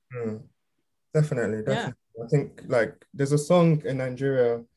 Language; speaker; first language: English; early bilingual, other home language; Yoruba